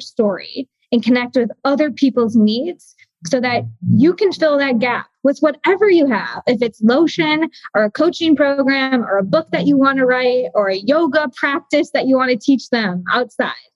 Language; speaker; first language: English; native; English